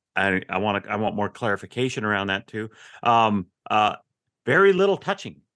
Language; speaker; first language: English; native; English